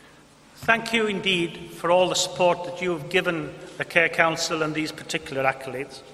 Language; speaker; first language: English; non-native, local second language; Welsh